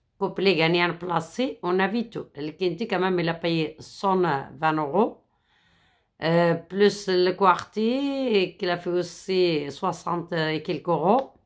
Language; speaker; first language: French; non-native, fluent; Arabic